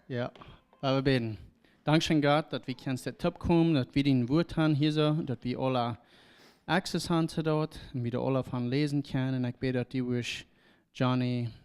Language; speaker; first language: German; non-native, learner; Plautdietsch